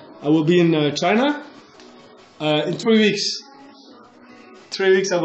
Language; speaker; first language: English; non-native, learner; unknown